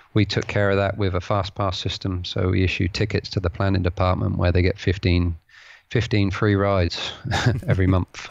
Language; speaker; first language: English; native; English